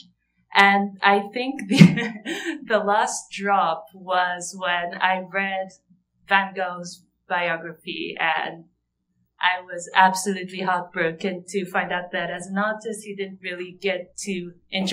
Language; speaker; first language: English; non-native, fluent; Portuguese